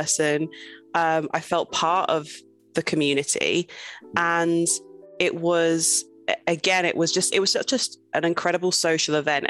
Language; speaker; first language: English; native; English